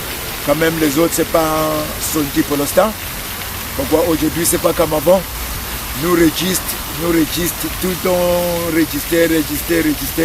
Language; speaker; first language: French; non-native, learner; English